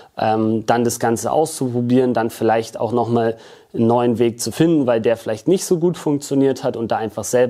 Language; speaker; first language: German; native; German